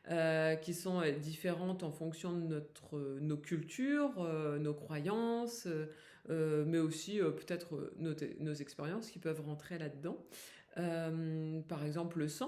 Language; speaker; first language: French; native; French